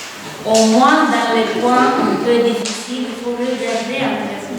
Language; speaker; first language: French; non-native, fluent; Italian